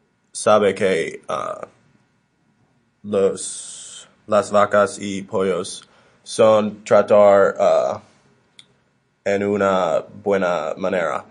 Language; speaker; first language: Spanish; non-native, learner; English